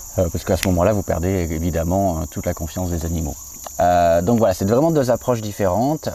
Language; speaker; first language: French; native; French